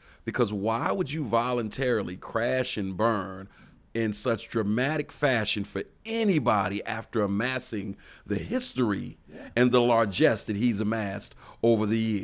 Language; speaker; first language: English; native; English